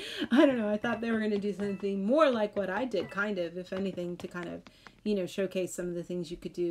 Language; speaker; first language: English; native; English